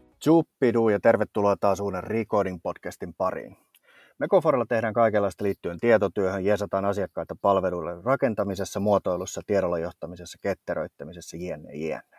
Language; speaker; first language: Finnish; native; Finnish